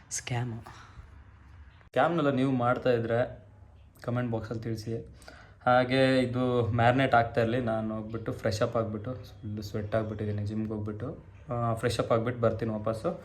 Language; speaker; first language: Kannada; native; Kannada